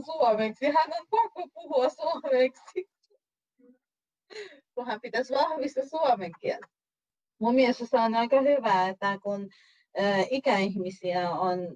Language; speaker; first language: Finnish; non-native, fluent; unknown